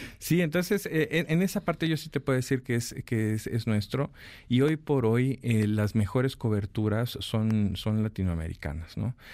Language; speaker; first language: Spanish; native; Spanish